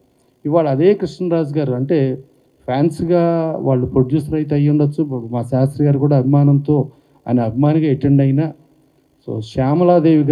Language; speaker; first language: Telugu; native; Telugu